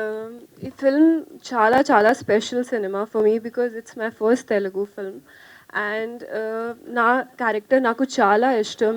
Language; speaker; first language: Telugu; non-native, learner; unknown